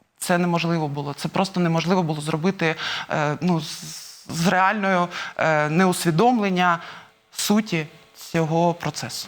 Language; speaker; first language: Ukrainian; non-native, local second language; Russian